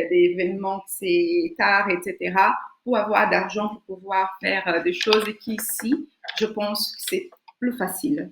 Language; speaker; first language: French; non-native, fluent; Portuguese